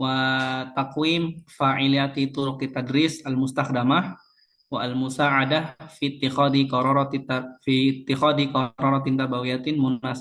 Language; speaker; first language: Arabic; non-native, local second language; Indonesian